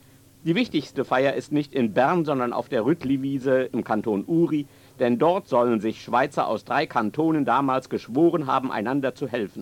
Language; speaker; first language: German; native; German